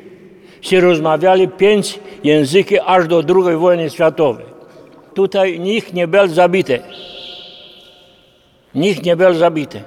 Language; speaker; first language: Polish; early bilingual, heritage; Polish